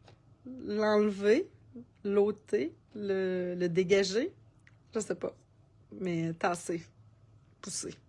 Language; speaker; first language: French; native; French